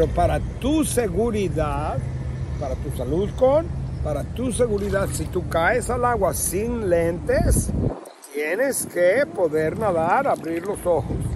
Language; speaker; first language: Spanish; non-native, fluent; English